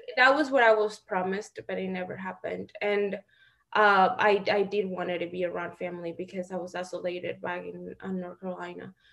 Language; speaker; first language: English; non-native, fluent; Spanish